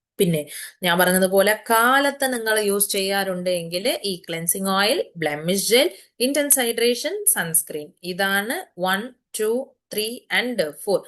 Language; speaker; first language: Malayalam; early bilingual, heritage; Malayalam